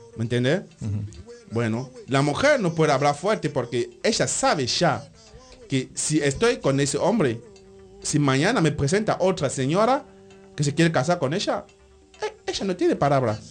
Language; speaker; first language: Spanish; non-native, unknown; French